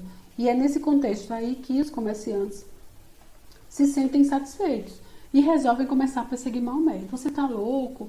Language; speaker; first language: Portuguese; native; Portuguese